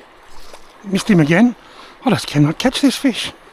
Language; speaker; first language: English; native; English